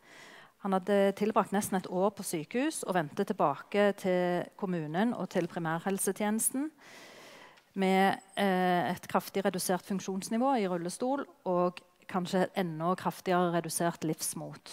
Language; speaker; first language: Norwegian; native; Norwegian